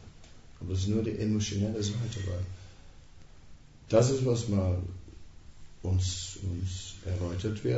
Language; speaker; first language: German; non-native, fluent; Dutch